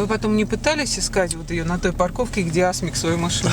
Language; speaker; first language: Russian; native; Russian